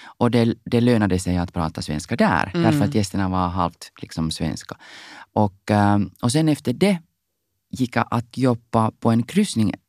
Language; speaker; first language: Swedish; non-native, local second language; Finnish